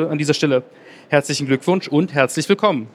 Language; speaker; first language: German; native; German